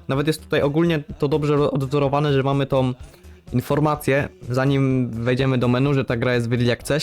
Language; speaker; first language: Polish; native; Polish